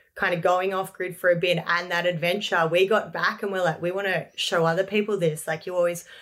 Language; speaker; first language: English; native; English